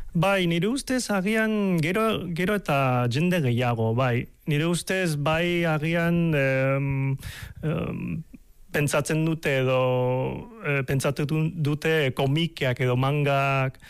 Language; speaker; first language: Basque; non-native, local second language; Spanish